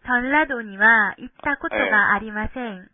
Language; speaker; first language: Japanese; non-native, fluent; Korean